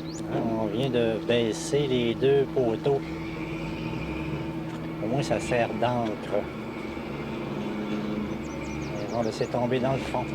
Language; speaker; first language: French; native; French